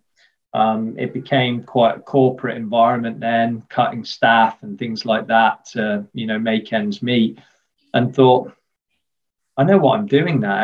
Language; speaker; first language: English; native; English